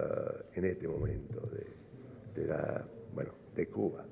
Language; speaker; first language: Spanish; non-native, fluent; English